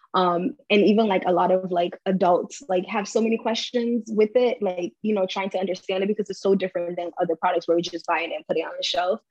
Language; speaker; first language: English; early bilingual, heritage; English